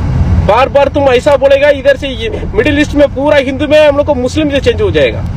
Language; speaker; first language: Hindi; non-native, local second language; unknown